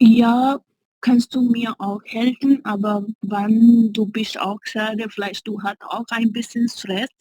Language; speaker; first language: German; non-native, learner; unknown